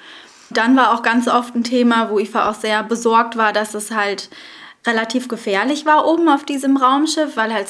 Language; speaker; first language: German; native; German